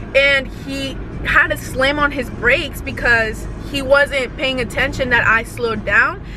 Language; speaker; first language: English; early bilingual, other home language; Spanish